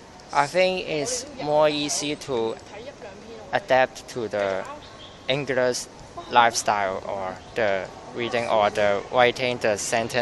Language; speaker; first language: English; non-native, local second language; Cantonese